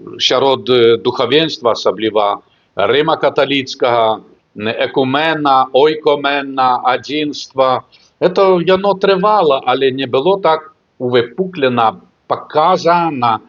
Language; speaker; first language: Belarusian; native; Belarusian